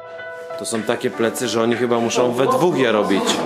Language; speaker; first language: Polish; native; Polish